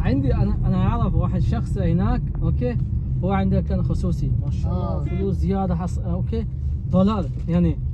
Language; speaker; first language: Arabic; non-native, learner; Bangla